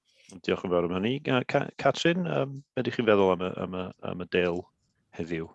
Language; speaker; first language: Welsh; native; Welsh